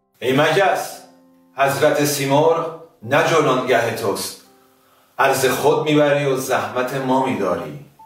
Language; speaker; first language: Persian; early bilingual, heritage; Persian